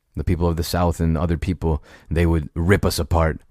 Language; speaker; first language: English; native; English